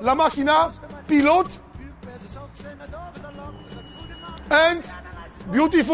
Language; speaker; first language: English; non-native, learner; Polish